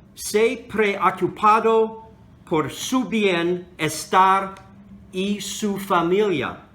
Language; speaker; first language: Spanish; non-native, learner; English